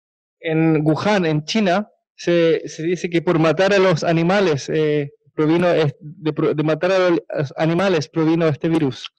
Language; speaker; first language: Spanish; native; Spanish